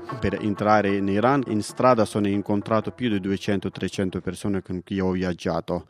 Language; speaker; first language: Italian; non-native, fluent; Pashto